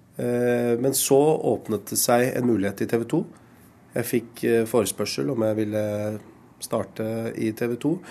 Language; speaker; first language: Norwegian; early bilingual, other home language; Urdu